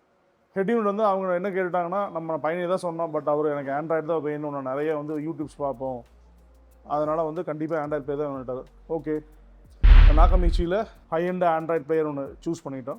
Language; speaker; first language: Tamil; native; Tamil